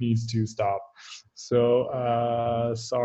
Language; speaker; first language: English; non-native, fluent; French